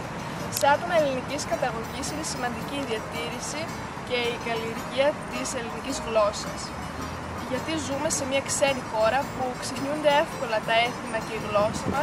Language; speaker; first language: Greek; early bilingual, heritage; Greek